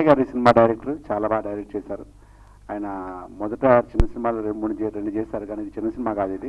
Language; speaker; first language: Telugu; native; Telugu